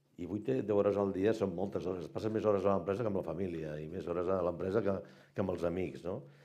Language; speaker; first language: Catalan; native; Catalan